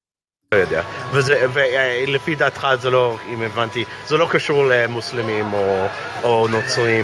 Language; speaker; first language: Hebrew; non-native, fluent; English